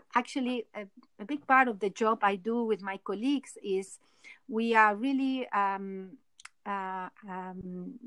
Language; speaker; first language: English; non-native, fluent; Spanish